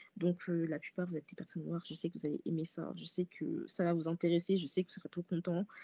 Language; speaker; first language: French; early bilingual, other home language; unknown